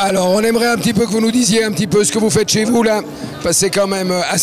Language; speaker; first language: French; native; French